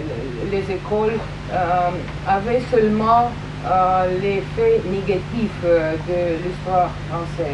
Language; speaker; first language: French; non-native, fluent; Russian